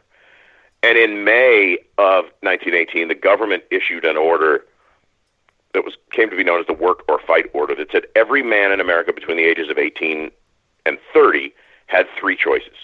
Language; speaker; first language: English; native; English